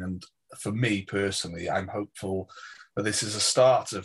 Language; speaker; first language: English; native; English